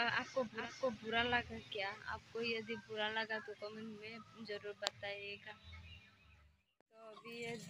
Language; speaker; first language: Hindi; non-native, local second language; Bangla